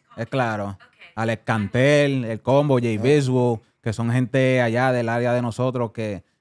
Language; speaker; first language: Spanish; early bilingual, heritage; Spanish